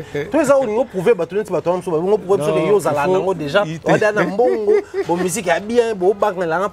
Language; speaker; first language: French; non-native, local second language; Lingala